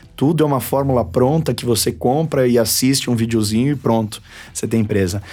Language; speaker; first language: Portuguese; native; Portuguese